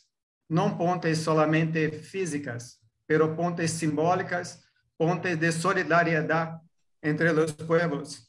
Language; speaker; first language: Portuguese; non-native, fluent; Spanish